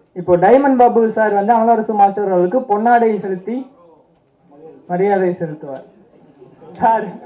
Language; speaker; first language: Tamil; native; Tamil